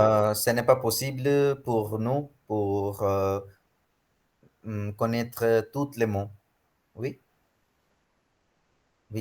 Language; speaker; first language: French; non-native, fluent; Hindi